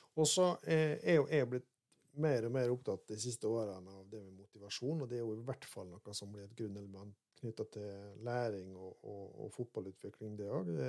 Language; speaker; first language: Norwegian; native; Norwegian